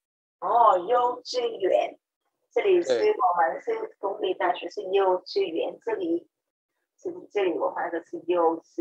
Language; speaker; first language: Chinese; non-native, learner; Vietnamese